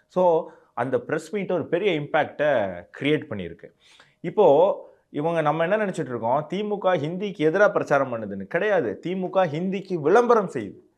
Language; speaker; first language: Tamil; native; Tamil